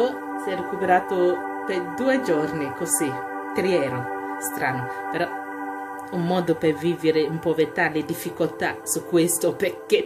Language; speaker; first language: Italian; non-native, learner; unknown